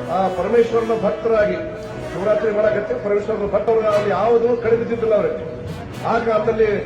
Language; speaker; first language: Kannada; non-native, local second language; Lambadi